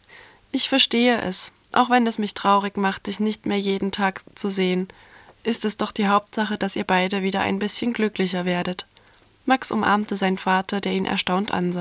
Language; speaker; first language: German; native; German